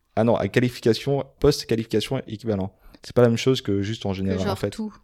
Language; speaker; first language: French; non-native, fluent; Swedish